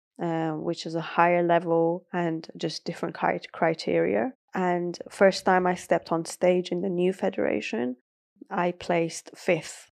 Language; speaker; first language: English; early bilingual, other home language; Persian